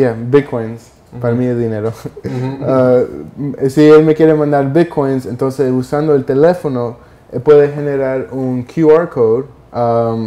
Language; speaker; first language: Spanish; early bilingual, heritage; Spanish